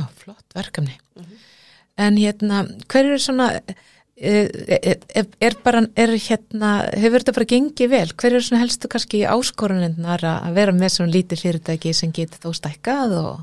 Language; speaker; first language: Icelandic; native; Icelandic